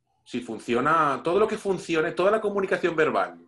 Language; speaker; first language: Spanish; native; Spanish